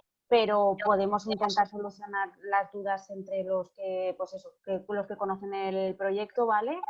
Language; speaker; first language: Spanish; native; Spanish